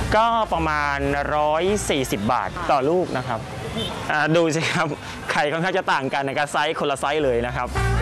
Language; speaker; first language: Thai; non-native, fluent; Khmer